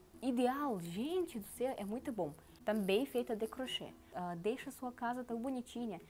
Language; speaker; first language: Portuguese; non-native, learner; Russian